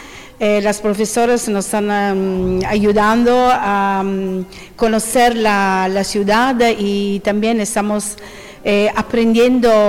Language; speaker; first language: Spanish; non-native, fluent; Italian